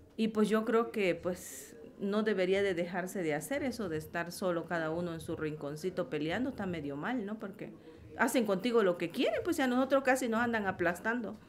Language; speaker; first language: Spanish; native; Spanish